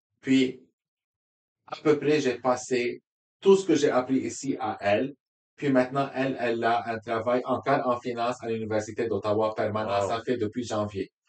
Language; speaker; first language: French; non-native, local second language; Arabic